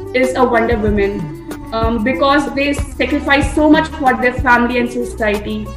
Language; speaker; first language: English; non-native, local second language; Hindi